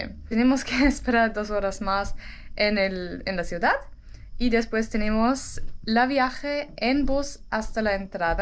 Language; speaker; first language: Spanish; non-native, learner; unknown